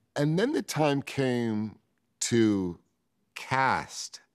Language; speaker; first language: English; native; English